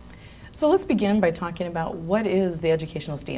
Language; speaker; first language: English; native; English